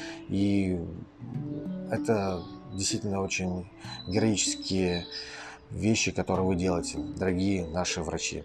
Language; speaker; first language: Russian; native; Russian